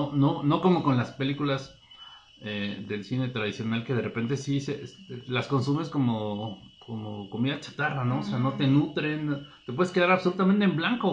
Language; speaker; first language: Spanish; native; Spanish